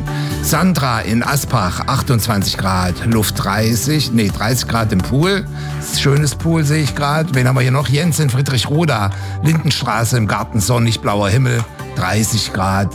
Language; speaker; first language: German; native; German